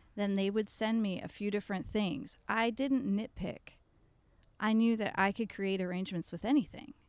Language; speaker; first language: English; native; English